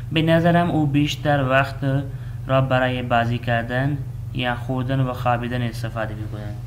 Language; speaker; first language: Persian; non-native, fluent; Urdu